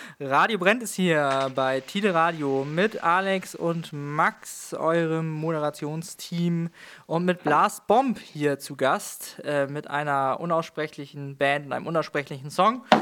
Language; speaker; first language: German; native; German